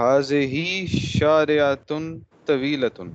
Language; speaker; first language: Arabic; non-native, learner; Urdu